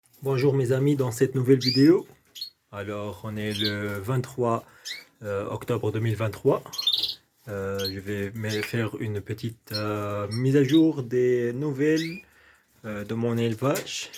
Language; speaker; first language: French; non-native, local second language; Arabic